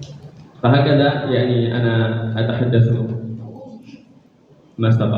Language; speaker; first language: Arabic; non-native, learner; Indonesian